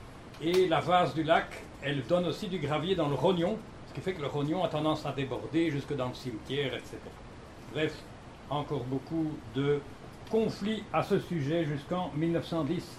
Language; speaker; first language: French; native; French